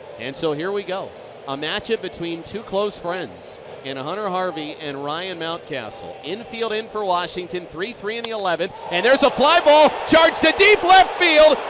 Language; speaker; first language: English; native; English